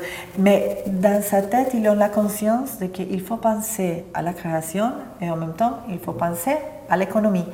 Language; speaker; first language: French; non-native, fluent; Spanish